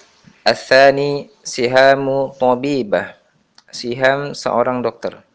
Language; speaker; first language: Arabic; non-native, fluent; Indonesian